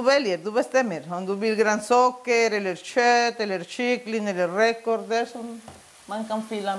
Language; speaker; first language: Swedish; non-native, learner; Spanish